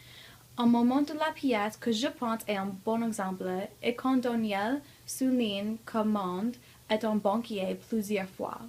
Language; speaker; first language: French; non-native, learner; English